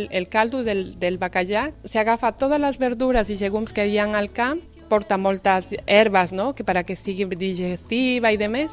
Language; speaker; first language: Catalan; non-native, fluent; Spanish